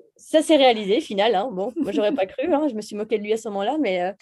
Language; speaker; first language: French; native; French